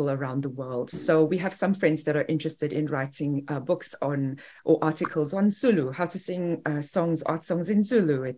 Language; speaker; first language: English; native; English